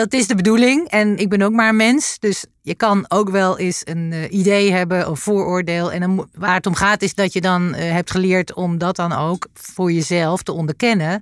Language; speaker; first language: Dutch; native; Dutch